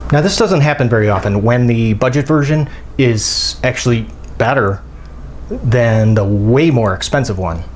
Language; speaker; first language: English; native; English